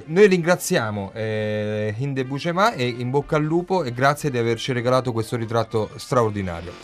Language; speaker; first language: Italian; native; Italian